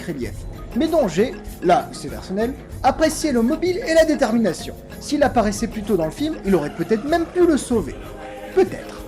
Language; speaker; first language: French; native; French